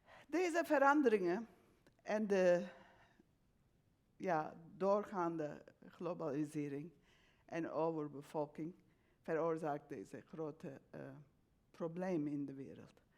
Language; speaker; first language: Dutch; non-native, fluent; Turkish